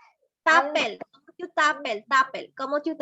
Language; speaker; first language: French; non-native, learner; Hindi